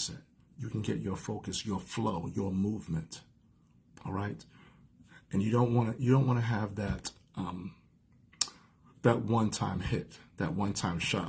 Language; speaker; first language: English; native; English